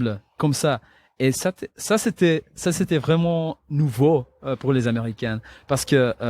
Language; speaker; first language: French; non-native, local second language; Dutch